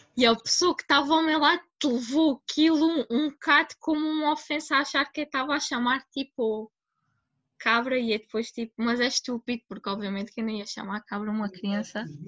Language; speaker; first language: Portuguese; native; Portuguese